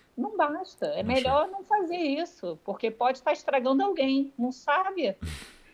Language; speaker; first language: Portuguese; native; Portuguese